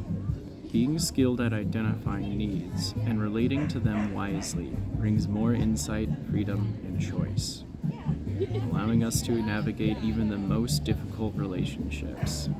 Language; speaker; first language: English; native; English